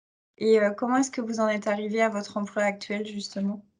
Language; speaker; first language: French; native; French